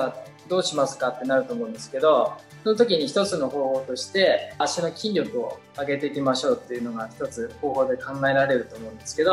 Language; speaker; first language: Japanese; native; Japanese